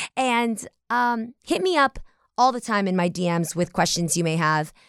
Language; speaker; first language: English; early bilingual, other home language; Vietnamese